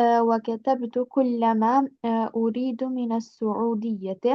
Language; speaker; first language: Arabic; non-native, learner; Albanian